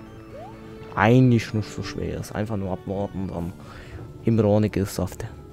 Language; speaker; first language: German; native; German